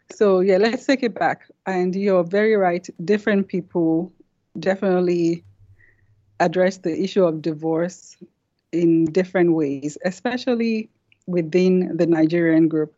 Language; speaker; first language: English; non-native, local second language; Yoruba